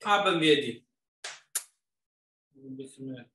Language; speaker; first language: German; non-native, fluent; Italian